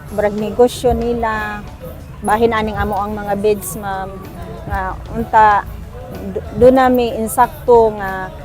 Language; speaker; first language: Cebuano; non-native, local second language; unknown